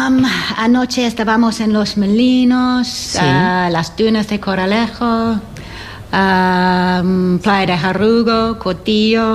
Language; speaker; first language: Spanish; non-native, learner; English